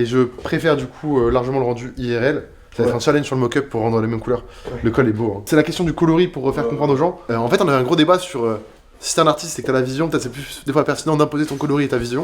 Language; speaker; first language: French; native; French